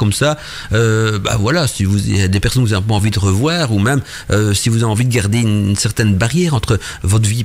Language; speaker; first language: French; native; French